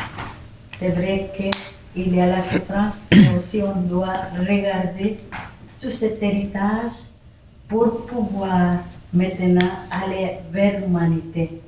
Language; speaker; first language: French; non-native, fluent; Spanish